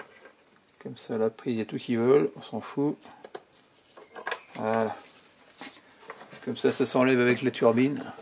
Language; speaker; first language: French; native; French